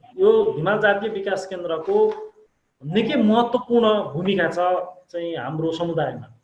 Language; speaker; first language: Nepali; non-native, local second language; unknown